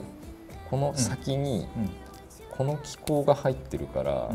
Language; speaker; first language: Japanese; native; Japanese